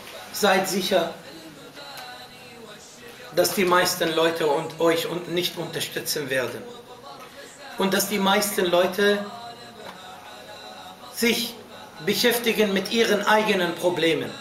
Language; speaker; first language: German; non-native, fluent; Arabic